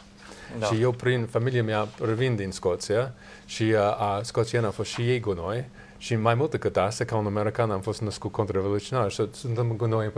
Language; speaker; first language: Romanian; non-native, learner; English